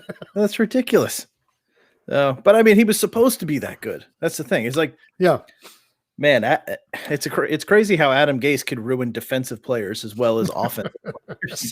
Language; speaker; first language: English; native; English